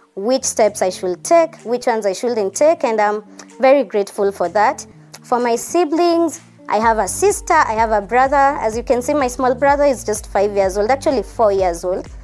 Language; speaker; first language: English; non-native, local second language; Kikuyu